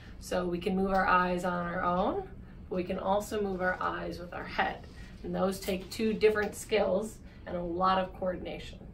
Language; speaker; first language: English; native; English